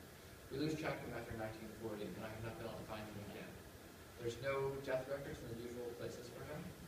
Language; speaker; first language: English; native; English